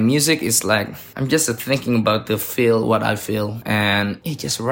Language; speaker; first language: English; non-native, learner; Indonesian